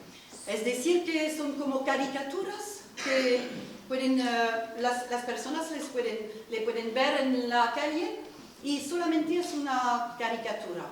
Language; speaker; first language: Spanish; non-native, learner; French